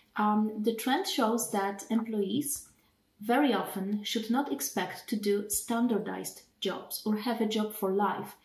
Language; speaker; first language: English; non-native, fluent; Polish